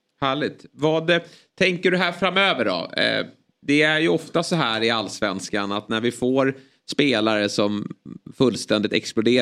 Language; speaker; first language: Swedish; native; Swedish